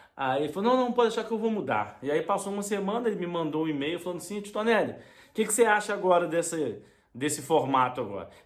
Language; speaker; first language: Portuguese; native; Portuguese